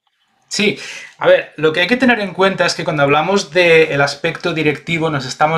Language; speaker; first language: Spanish; native; Spanish